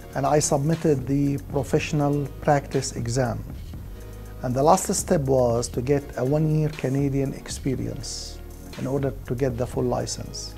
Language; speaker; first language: English; non-native, fluent; Arabic